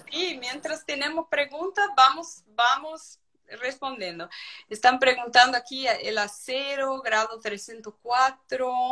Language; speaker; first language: Spanish; non-native, fluent; Portuguese